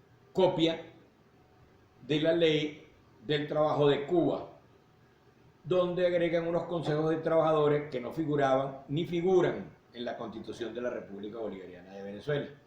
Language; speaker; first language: Spanish; native; Spanish